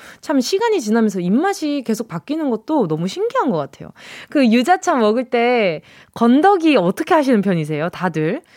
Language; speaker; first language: Korean; native; Korean